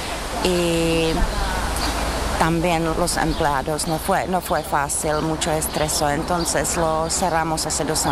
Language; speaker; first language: Spanish; non-native, fluent; Czech